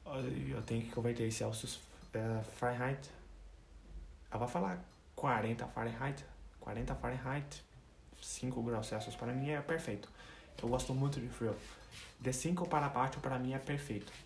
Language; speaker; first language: Portuguese; non-native, fluent; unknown